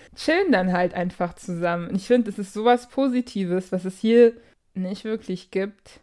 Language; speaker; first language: German; early bilingual, other home language; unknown